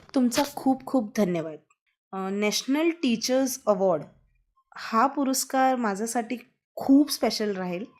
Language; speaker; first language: Marathi; non-native, local second language; Hindi